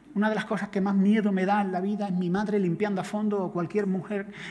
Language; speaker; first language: Spanish; native; Spanish